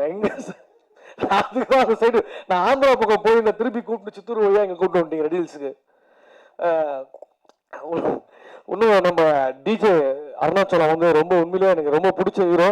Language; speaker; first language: Tamil; native; Tamil